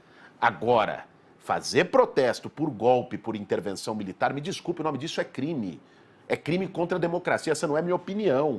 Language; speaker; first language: Portuguese; native; Portuguese